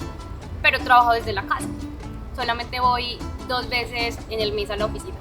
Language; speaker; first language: Spanish; native; Spanish